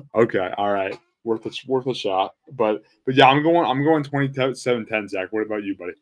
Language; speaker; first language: English; native; English